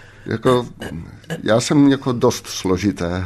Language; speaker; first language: Czech; non-native, fluent; Dutch